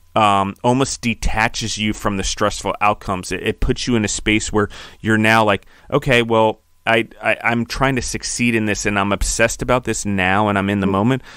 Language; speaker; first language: English; native; English